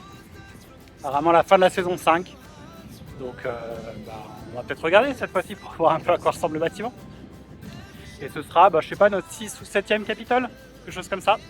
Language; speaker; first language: French; native; French